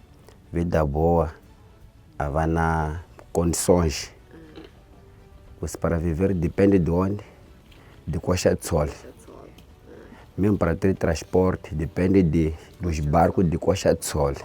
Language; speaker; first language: Portuguese; non-native, local second language; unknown